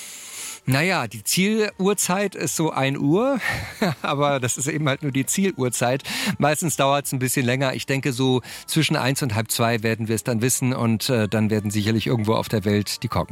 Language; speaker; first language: German; native; German